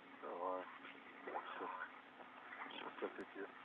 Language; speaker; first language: Russian; native; Russian